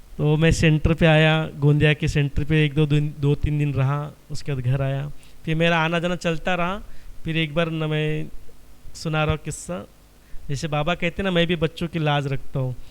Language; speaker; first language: Hindi; non-native, local second language; Marathi